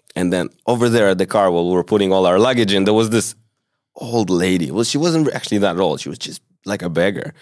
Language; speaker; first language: English; early bilingual, other home language; Hebrew